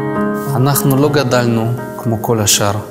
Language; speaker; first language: Hebrew; non-native, fluent; Russian